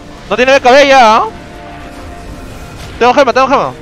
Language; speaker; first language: Spanish; native; Spanish